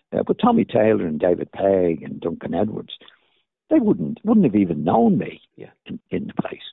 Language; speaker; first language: English; native; English